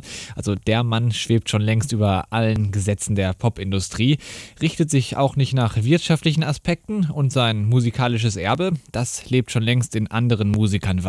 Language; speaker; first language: German; native; German